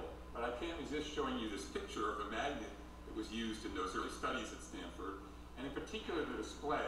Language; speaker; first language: English; native; English